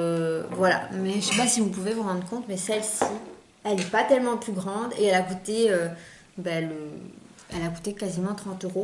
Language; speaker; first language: French; native; French